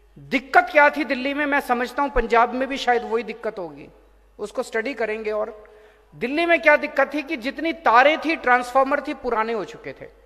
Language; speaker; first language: Hindi; native; Hindi